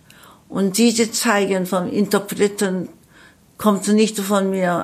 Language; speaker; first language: German; non-native, learner; Korean